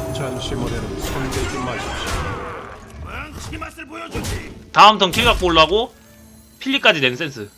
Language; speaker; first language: Korean; native; Korean